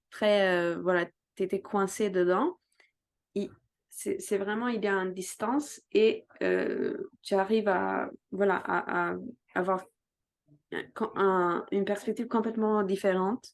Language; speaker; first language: French; non-native, fluent; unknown